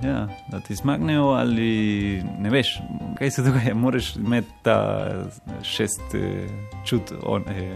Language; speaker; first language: Slovenian; non-native, learner; Spanish